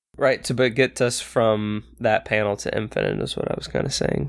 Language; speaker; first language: English; native; English